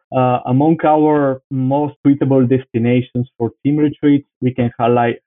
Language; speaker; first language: English; non-native, fluent; Bulgarian